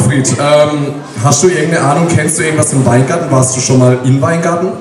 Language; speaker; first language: German; native; German